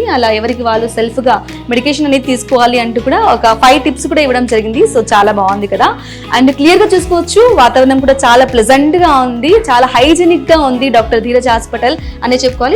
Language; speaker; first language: Telugu; native; Telugu